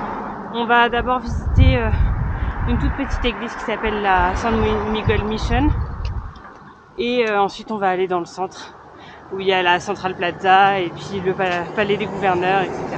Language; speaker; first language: French; native; French